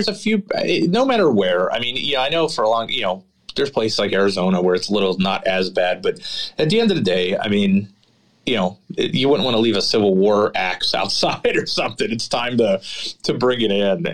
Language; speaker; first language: English; native; English